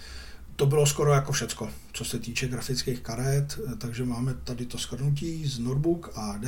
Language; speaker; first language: Czech; native; Czech